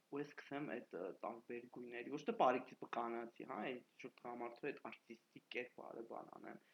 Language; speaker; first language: Armenian; native; Armenian